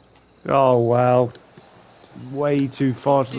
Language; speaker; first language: English; native; English